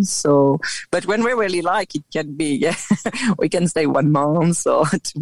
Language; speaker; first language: English; non-native, fluent; French